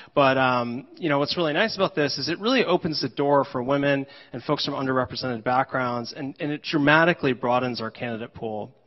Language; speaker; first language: English; native; English